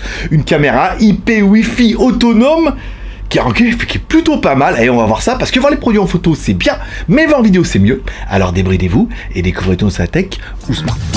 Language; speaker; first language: French; native; French